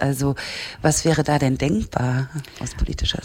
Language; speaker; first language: German; native; German